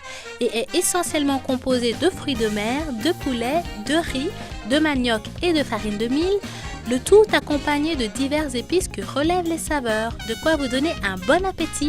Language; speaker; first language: French; native; French